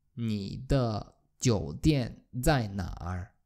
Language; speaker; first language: Chinese; non-native, fluent; Polish